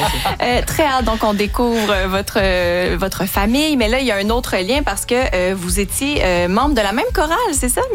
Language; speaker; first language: French; native; French